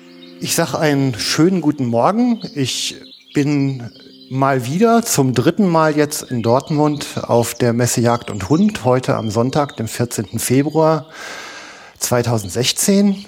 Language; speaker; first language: German; native; German